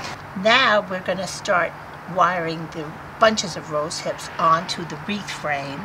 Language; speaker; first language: English; native; English